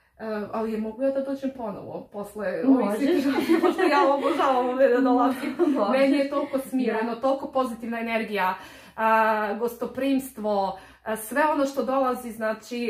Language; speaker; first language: Serbian; native; Serbian